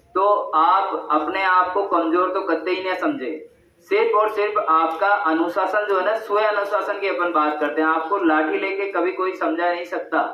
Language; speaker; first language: Hindi; native; Hindi